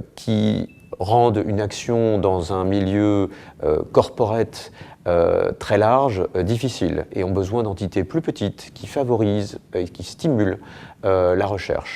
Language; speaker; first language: French; native; French